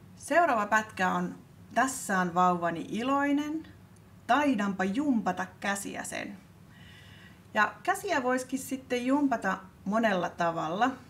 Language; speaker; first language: Finnish; native; Finnish